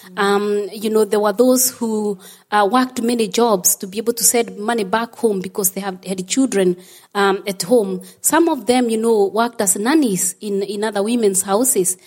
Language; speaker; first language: English; non-native, local second language; Kikuyu